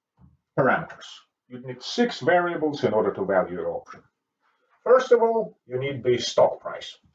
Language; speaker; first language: English; non-native, fluent; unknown